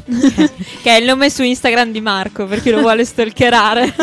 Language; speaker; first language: Italian; native; Italian